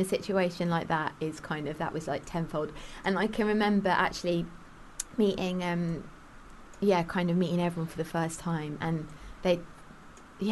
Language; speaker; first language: English; native; English